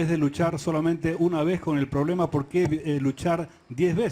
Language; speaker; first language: Spanish; native; Spanish